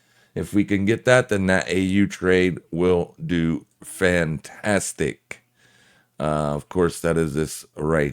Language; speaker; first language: English; native; English